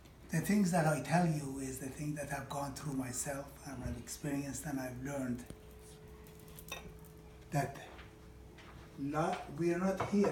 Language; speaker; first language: English; non-native, fluent; Persian